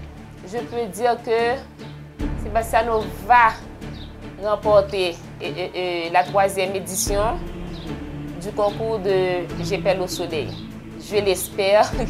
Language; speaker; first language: French; non-native, local second language; Haitian Creole